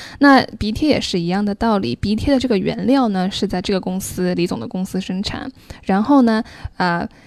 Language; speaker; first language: Chinese; native; Chinese